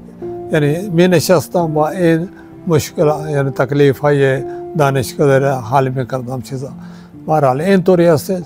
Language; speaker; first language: Persian; non-native, fluent; Punjabi